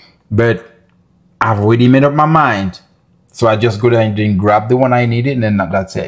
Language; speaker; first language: English; non-native, fluent; Haitian Creole